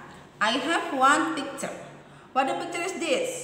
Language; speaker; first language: English; non-native, learner; Indonesian